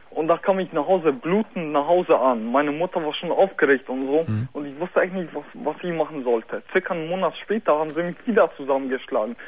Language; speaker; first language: German; early bilingual, other home language; Polish